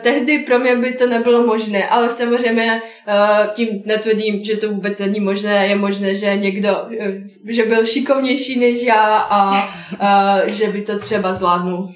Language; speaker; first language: Czech; non-native, fluent; Bosnian